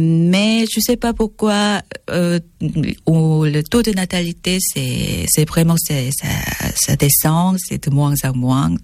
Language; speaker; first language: French; non-native, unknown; Korean